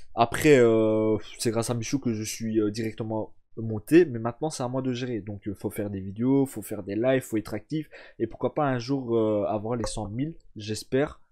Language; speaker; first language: French; early bilingual, other home language; Turkish